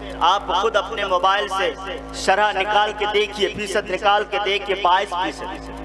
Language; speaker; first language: Urdu; native; Urdu